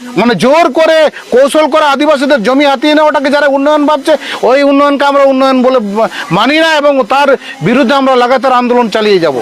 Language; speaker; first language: Bangla; non-native, local second language; Santali